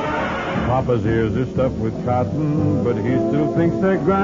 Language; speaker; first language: English; native; English